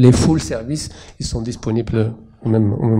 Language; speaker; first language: French; non-native, local second language; Arabic